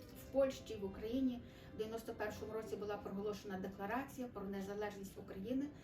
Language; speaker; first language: Ukrainian; native; Ukrainian